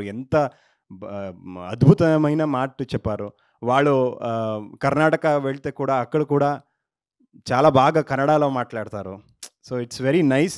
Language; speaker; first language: Telugu; non-native, learner; Kannada